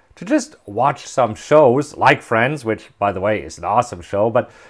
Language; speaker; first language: English; non-native, fluent; German